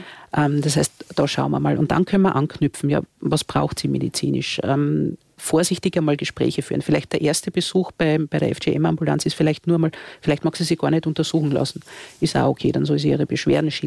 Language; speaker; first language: German; native; German